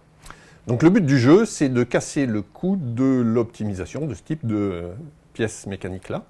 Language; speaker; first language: French; native; French